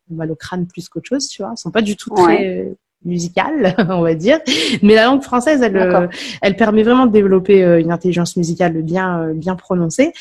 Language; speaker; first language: French; native; French